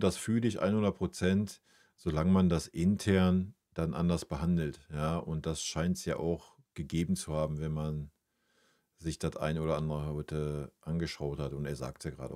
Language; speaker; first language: German; native; German